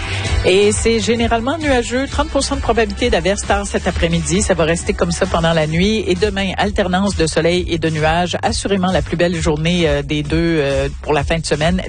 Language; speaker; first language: French; native; French